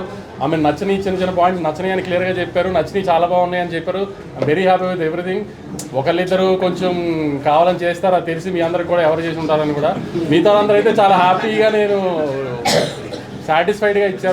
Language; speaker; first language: Telugu; native; Telugu